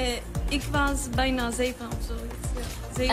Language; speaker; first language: Dutch; non-native, learner; Persian